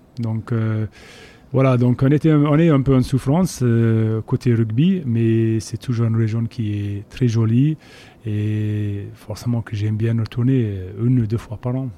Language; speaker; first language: French; non-native, fluent; English